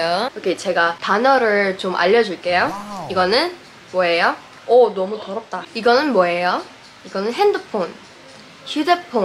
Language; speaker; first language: Korean; non-native, fluent; English